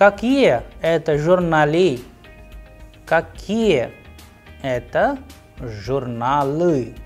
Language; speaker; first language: Russian; non-native, fluent; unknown